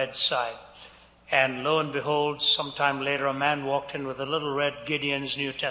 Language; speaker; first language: English; non-native, local second language; Hindi